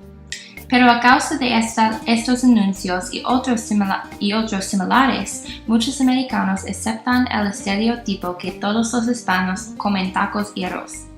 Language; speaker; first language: Spanish; non-native, learner; English